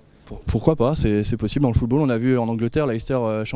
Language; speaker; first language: French; native; French